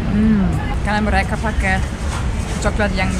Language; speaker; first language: Indonesian; non-native, fluent; German